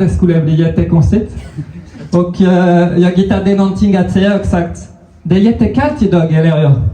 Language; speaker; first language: Swedish; non-native, fluent; French